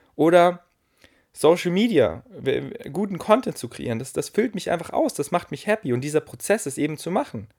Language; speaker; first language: German; native; German